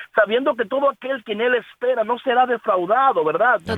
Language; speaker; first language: Spanish; early bilingual, heritage; Spanish